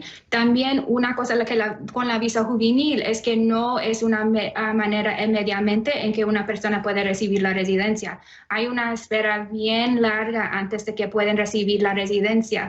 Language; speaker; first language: Spanish; early bilingual, heritage; Spanish